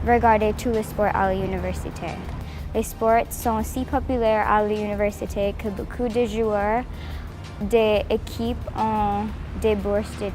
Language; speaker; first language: French; non-native, learner; English